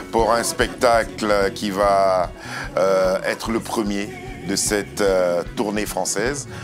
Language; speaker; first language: French; native; French